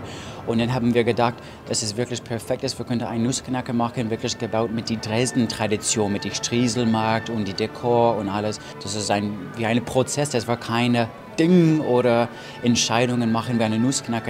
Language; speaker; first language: German; non-native, fluent; English